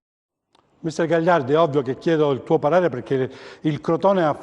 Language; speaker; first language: Italian; native; Italian